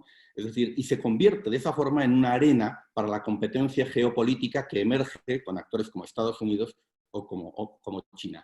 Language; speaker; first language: Spanish; native; Spanish